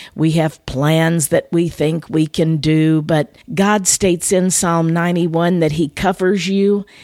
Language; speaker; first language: English; native; English